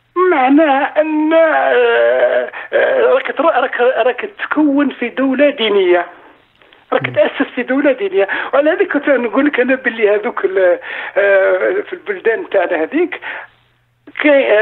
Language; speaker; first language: Arabic; native; Arabic